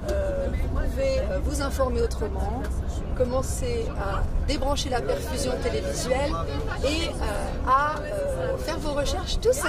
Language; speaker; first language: French; native; French